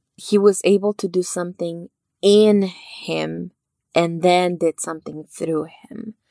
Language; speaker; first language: English; early bilingual, other home language; Spanish